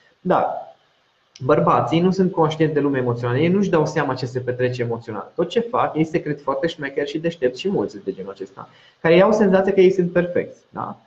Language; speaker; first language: Romanian; non-native, local second language; Hungarian